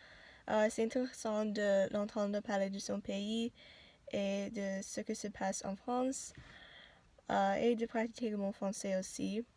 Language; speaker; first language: French; non-native, learner; English